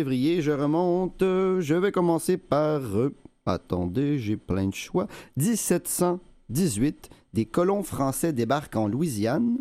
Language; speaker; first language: French; native; French